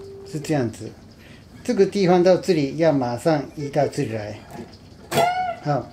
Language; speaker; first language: Chinese; non-native, fluent; Japanese